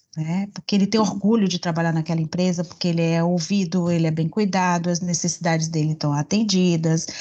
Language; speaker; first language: Portuguese; native; Portuguese